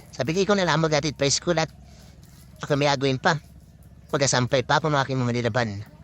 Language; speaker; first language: Filipino; native; Filipino